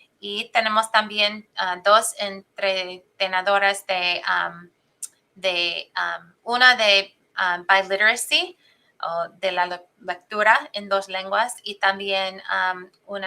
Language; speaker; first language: Spanish; non-native, fluent; English